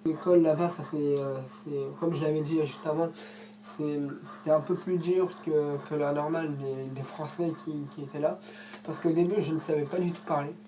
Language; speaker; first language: French; early bilingual, other home language; Russian